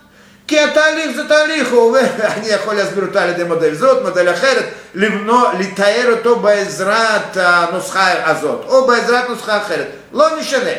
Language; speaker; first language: Hebrew; non-native, fluent; Russian